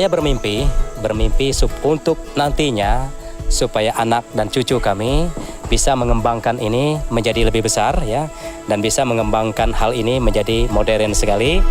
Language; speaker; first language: Indonesian; non-native, local second language; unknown